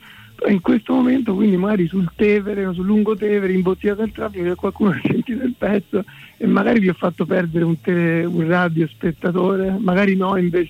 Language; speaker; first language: Italian; native; Italian